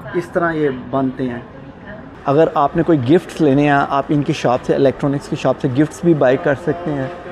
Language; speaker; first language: Urdu; native; Urdu